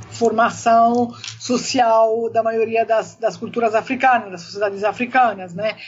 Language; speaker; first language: Portuguese; non-native, fluent; Italian